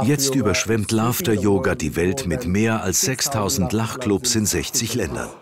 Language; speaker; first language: German; native; German